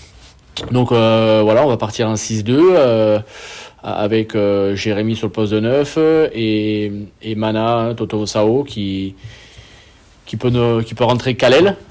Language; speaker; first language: French; native; French